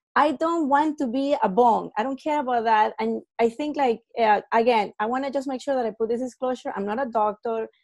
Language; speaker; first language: English; non-native, fluent; Spanish